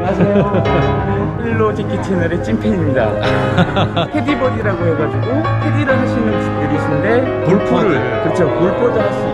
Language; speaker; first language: Korean; native; Korean